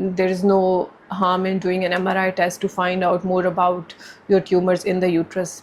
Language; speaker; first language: English; non-native, local second language; Urdu